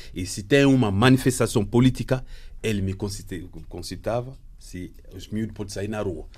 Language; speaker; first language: Portuguese; non-native, learner; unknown